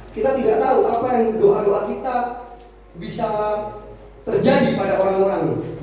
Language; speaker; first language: Indonesian; native; Indonesian